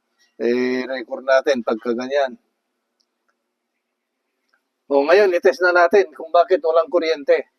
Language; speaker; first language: Filipino; native; Filipino